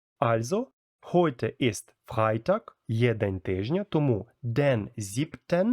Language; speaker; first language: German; non-native, fluent; Ukrainian